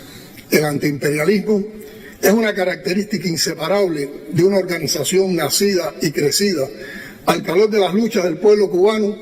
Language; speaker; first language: Spanish; native; Spanish